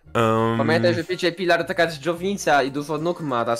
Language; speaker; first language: Polish; native; Polish